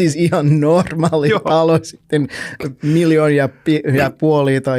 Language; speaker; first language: Finnish; non-native, learner; English